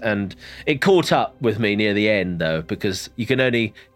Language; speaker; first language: English; native; English